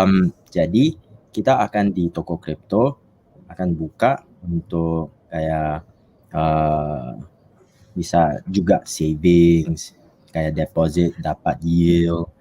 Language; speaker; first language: Indonesian; non-native, fluent; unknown